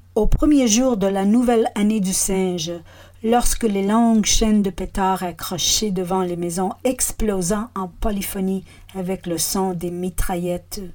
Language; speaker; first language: French; non-native, fluent; English